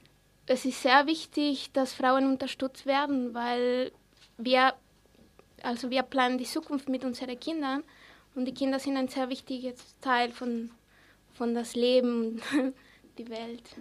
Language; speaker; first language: German; non-native, fluent; Spanish